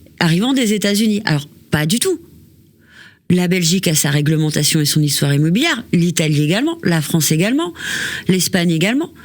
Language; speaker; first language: French; native; French